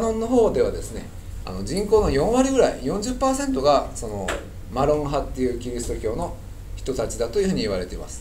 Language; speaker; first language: Japanese; native; Japanese